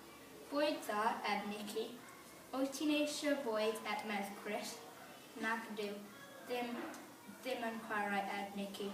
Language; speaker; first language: Welsh; non-native, learner; English